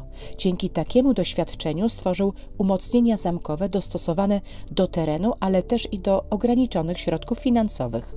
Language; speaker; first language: Polish; native; Polish